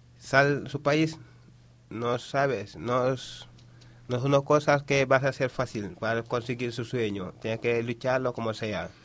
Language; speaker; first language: Spanish; non-native, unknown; Wolof